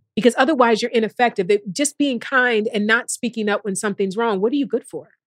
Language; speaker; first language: English; native; English